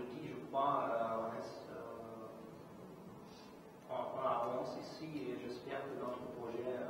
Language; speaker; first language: French; non-native, fluent; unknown